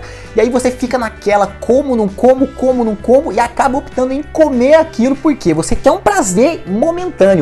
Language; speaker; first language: Portuguese; native; Portuguese